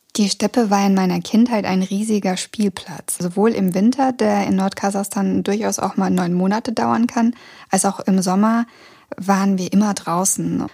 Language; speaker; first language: German; early bilingual, other home language; Russian